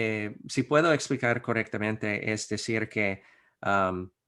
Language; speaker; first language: Spanish; non-native, fluent; English